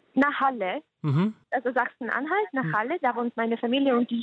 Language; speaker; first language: German; non-native, fluent; Ukrainian